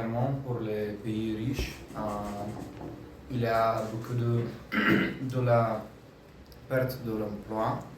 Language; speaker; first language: French; non-native, learner; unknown